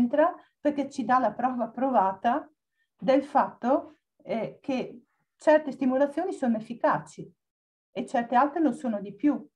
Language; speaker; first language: Italian; native; Italian